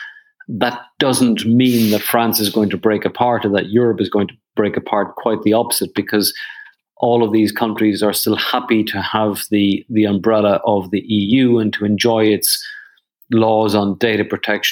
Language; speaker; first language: English; native; English